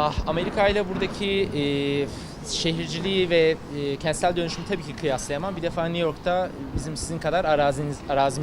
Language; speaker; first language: Turkish; native; Turkish